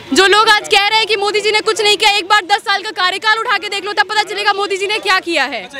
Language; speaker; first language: Hindi; native; Hindi